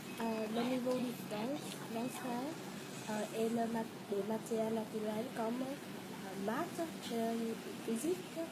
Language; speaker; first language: French; non-native, learner; Vietnamese